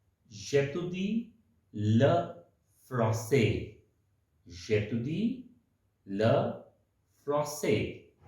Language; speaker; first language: French; non-native, fluent; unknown